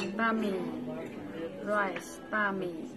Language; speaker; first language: English; non-native, learner; Chinese